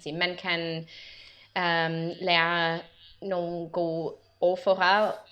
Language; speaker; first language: Danish; non-native, learner; English